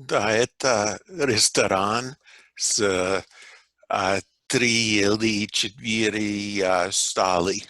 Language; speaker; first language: Russian; non-native, learner; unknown